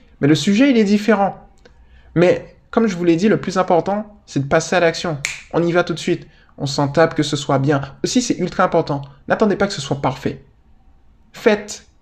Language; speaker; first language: French; native; French